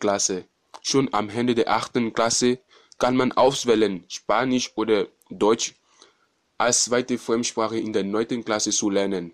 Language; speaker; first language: German; non-native, fluent; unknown